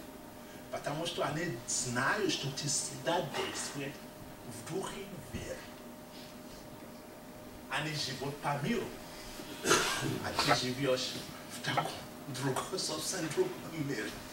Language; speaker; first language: Russian; non-native, fluent; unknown